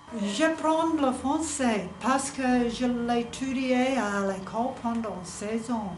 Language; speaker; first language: French; non-native, learner; English